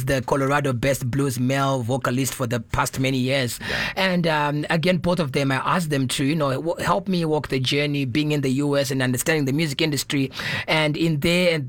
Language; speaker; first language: English; non-native, local second language; Shona